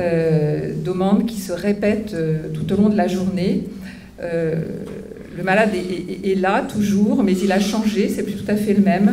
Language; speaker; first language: French; native; French